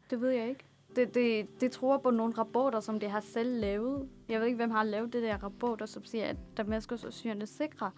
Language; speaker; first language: Danish; non-native, fluent; Arabic